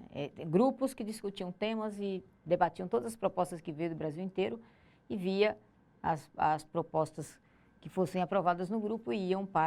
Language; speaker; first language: Portuguese; native; Portuguese